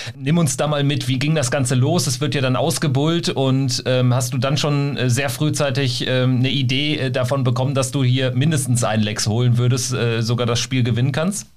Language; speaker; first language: German; native; German